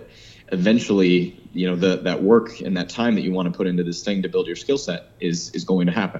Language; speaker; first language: English; native; English